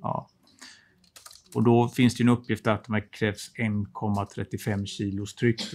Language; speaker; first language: Swedish; native; Swedish